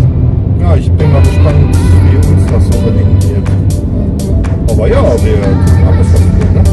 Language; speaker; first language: German; native; German